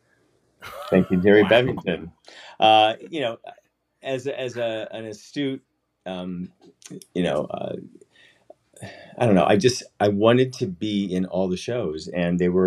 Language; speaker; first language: English; native; English